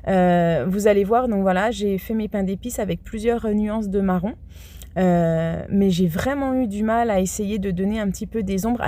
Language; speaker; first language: French; native; French